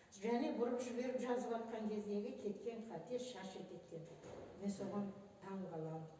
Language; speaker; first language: Kazakh; native; Kazakh